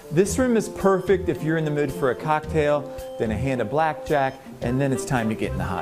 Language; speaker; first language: English; native; English